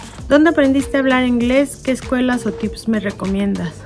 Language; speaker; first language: Spanish; native; Spanish